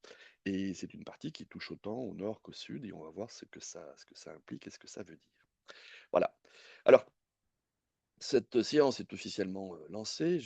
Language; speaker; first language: French; native; French